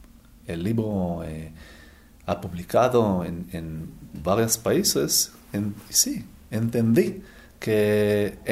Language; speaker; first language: Spanish; non-native, learner; Hebrew